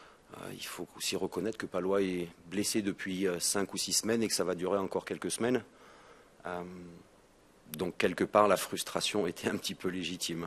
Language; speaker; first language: French; native; French